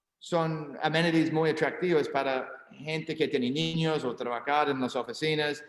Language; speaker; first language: Spanish; non-native, learner; English